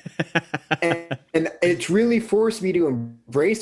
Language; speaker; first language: English; native; English